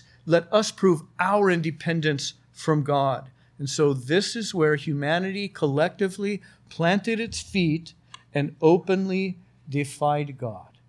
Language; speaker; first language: English; native; English